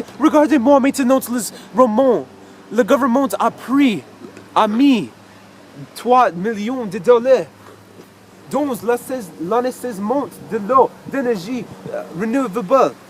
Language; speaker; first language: French; non-native, learner; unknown